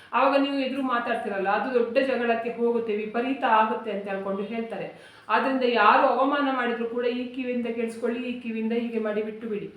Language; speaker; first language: Kannada; native; Kannada